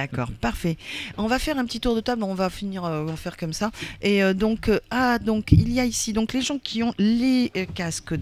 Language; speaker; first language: French; native; French